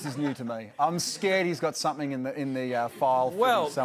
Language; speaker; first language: English; native; English